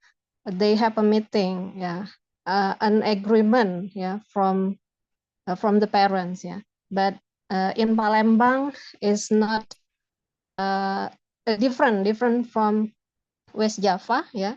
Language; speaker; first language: English; non-native, local second language; Indonesian